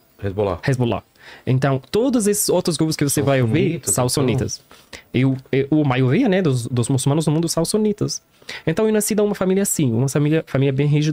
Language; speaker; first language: Portuguese; non-native, learner; Arabic